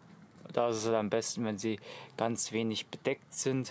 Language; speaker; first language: German; native; German